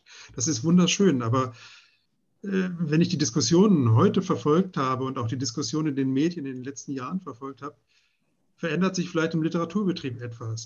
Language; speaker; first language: German; native; German